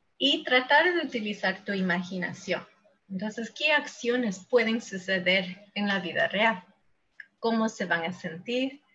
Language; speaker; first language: Spanish; non-native, fluent; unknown